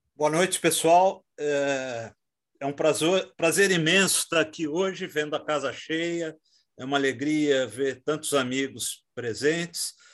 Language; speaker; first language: Portuguese; native; Portuguese